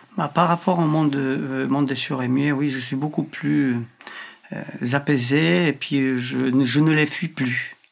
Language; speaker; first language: French; non-native, fluent; Polish